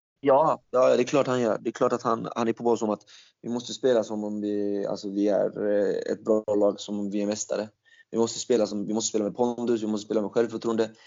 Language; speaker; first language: Swedish; early bilingual, other home language; Turkish